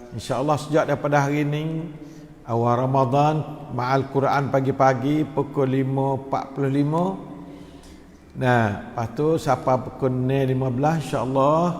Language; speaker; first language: Malay; native; Malay